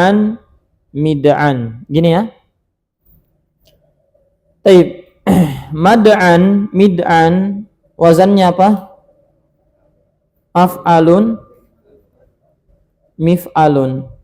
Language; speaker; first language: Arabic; non-native, fluent; Indonesian